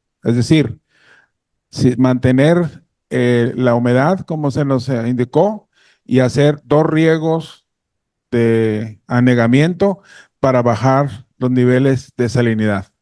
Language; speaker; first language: Spanish; native; Spanish